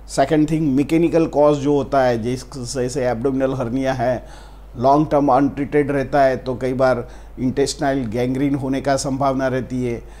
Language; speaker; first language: Hindi; non-native, local second language; Gujarati